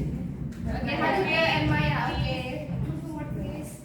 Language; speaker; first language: English; non-native, learner; Indonesian